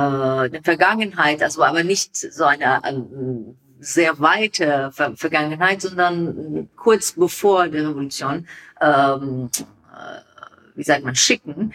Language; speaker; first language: German; non-native, learner; Persian